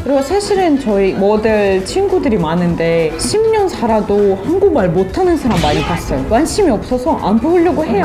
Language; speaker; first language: Korean; non-native, fluent; Russian